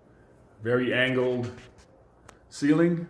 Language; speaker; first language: English; native; English